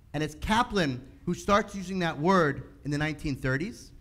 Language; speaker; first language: English; native; English